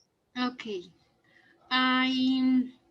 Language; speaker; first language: English; non-native, learner; Spanish